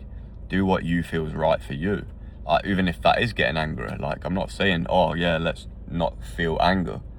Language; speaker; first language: English; native; English